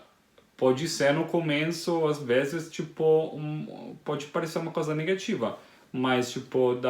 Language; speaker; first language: Portuguese; non-native, fluent; Italian